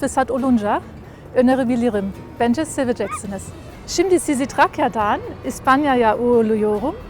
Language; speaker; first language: Turkish; non-native, fluent; German